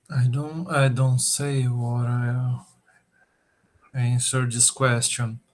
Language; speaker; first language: English; non-native, learner; Portuguese